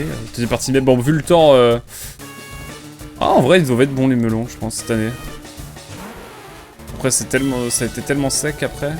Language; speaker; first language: French; native; French